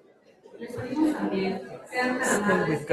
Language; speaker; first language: Spanish; native; Spanish